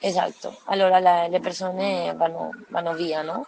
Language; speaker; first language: Italian; non-native, learner; Spanish